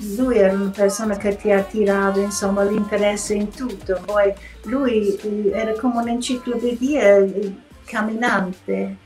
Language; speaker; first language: Italian; non-native, fluent; English